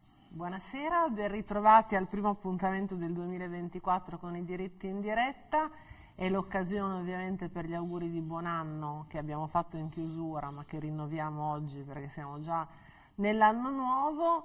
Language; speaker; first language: Italian; native; Italian